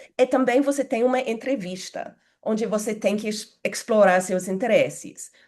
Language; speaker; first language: Portuguese; non-native, fluent; English